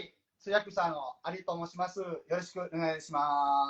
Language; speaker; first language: Japanese; non-native, fluent; Indonesian